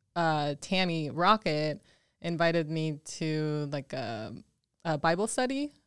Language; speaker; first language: English; early bilingual, other home language; Spanish